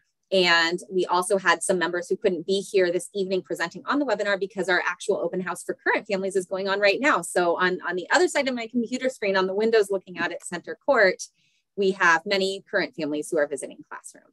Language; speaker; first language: English; native; English